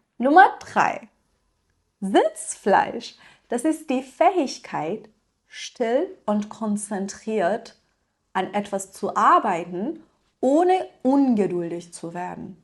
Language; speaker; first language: German; non-native, fluent; Persian